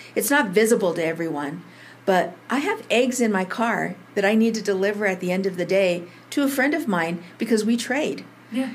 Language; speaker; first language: English; early bilingual, other home language; Spanish